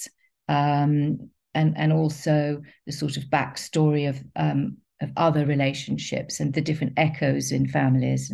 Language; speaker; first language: English; native; English